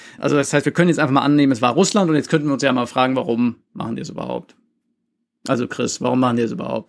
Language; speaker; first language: German; native; German